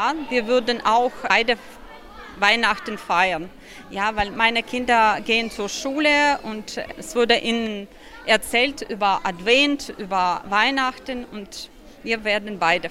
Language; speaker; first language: German; non-native, learner; Ukrainian